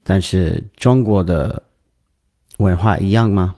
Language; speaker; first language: Chinese; non-native, learner; English